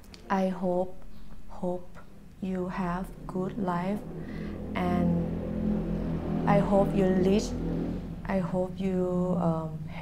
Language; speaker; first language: English; non-native, learner; Thai